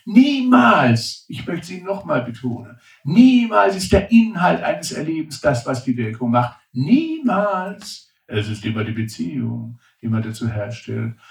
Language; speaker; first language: German; native; German